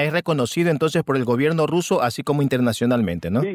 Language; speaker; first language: Spanish; native; Spanish